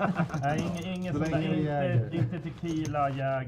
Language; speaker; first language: Swedish; native; Swedish